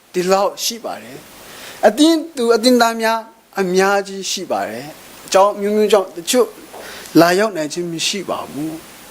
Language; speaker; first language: Burmese; non-native, local second language; Kachin